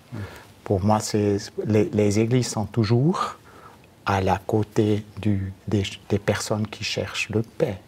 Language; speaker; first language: French; non-native, fluent; German